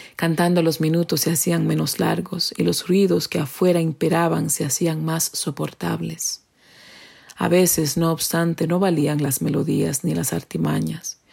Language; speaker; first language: Spanish; native; Spanish